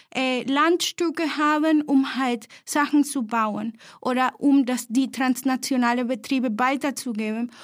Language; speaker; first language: German; non-native, fluent; Spanish